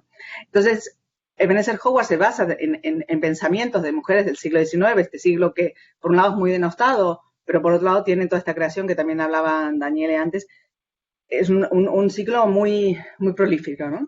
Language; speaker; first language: Spanish; native; Spanish